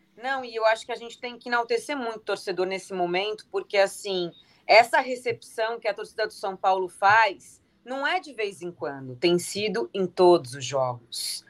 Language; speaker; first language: Portuguese; native; Portuguese